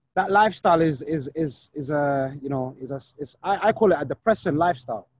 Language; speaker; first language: English; native; English